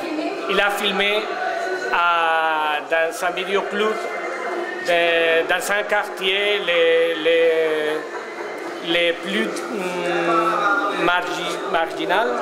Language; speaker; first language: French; non-native, learner; Spanish